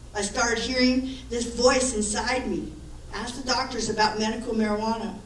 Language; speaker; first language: English; native; English